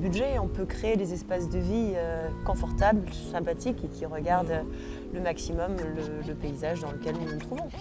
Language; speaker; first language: French; native; French